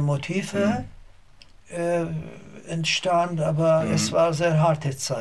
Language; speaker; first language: German; non-native, learner; Azerbaijani